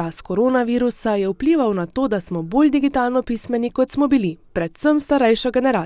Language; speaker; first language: Slovenian; native; Slovenian